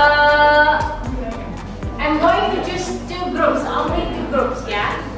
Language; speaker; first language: English; non-native, fluent; Indonesian